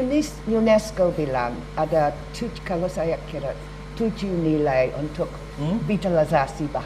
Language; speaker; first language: Indonesian; non-native, learner; English